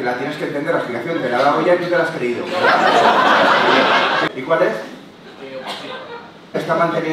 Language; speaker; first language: Spanish; native; Spanish